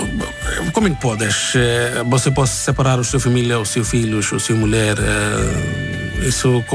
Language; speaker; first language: Portuguese; non-native, learner; Bangla